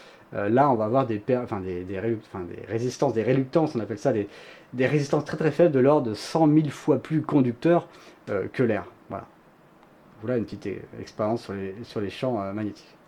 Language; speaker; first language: French; native; French